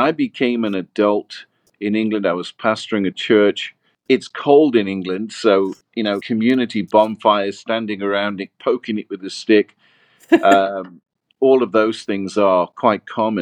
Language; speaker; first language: English; native; English